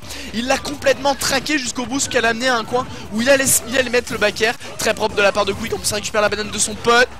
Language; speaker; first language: French; native; French